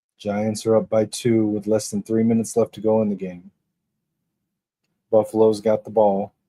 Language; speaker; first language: English; native; English